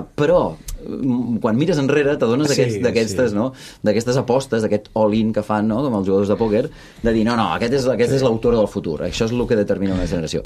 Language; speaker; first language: Catalan; early bilingual, other home language; Russian